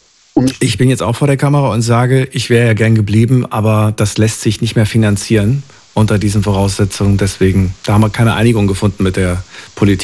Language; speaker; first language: German; native; German